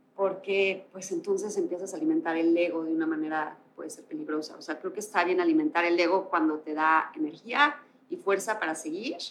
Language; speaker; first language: Spanish; native; Spanish